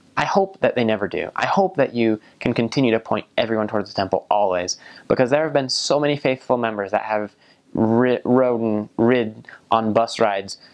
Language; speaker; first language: English; native; English